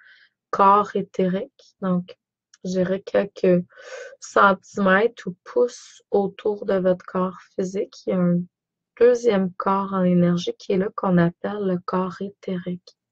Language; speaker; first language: French; native; French